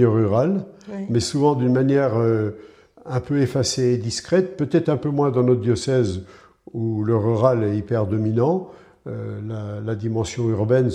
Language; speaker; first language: French; native; French